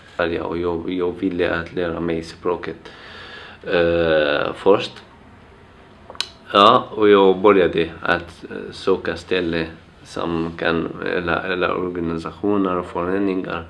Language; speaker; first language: Swedish; non-native, learner; Arabic